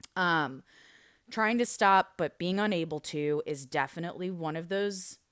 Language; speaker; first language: English; native; English